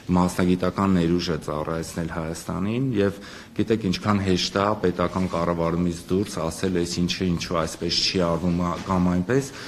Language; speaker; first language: Armenian; native; Armenian